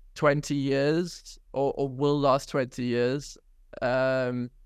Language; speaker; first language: English; native; English